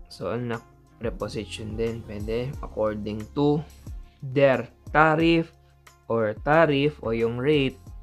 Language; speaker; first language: English; non-native, local second language; Filipino